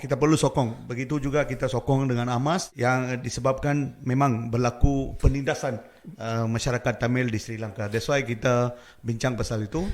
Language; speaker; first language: Malay; non-native, local second language; Tamil